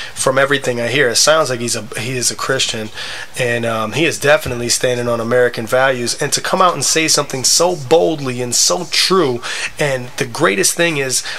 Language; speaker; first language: English; native; English